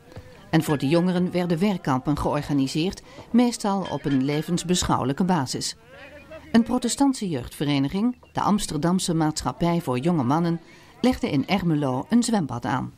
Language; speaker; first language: Dutch; native; Dutch